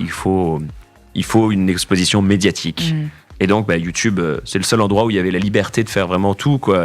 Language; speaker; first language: French; native; French